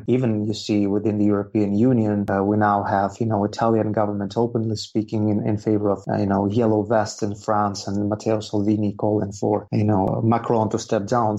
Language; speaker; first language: English; non-native, fluent; Russian